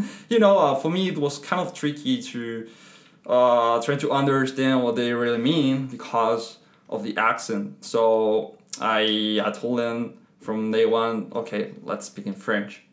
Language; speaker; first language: English; non-native, fluent; Spanish